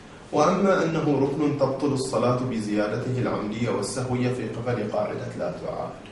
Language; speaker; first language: Arabic; native; Arabic